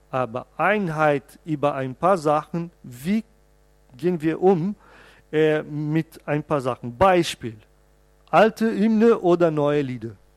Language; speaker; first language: German; non-native, fluent; Portuguese